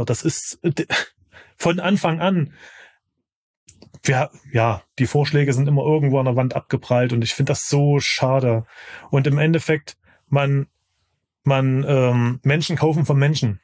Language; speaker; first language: German; native; German